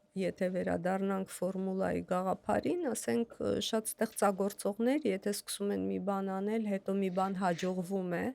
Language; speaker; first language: Armenian; native; Armenian